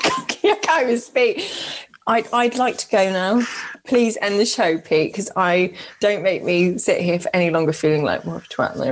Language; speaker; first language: English; native; English